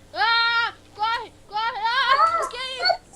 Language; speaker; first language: Portuguese; native; Portuguese